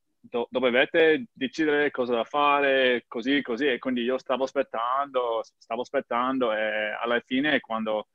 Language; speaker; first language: Italian; non-native, learner; English